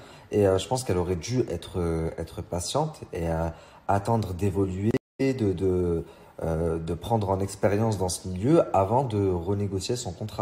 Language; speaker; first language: French; native; French